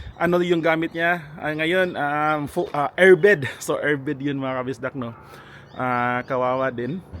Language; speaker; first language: Filipino; non-native, local second language; Cebuano